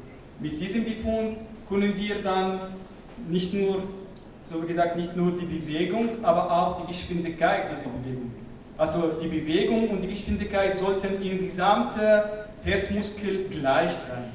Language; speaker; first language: German; non-native, fluent; Arabic